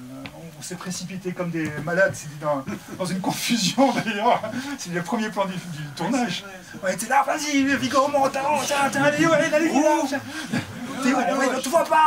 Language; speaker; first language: French; native; French